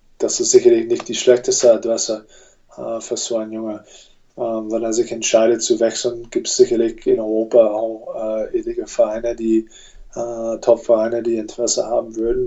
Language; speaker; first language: German; non-native, fluent; English